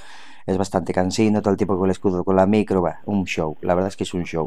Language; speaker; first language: Spanish; native; Spanish